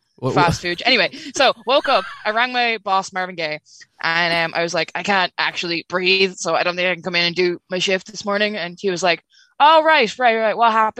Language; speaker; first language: English; native; English